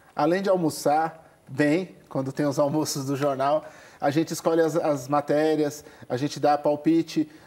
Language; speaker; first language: Portuguese; native; Portuguese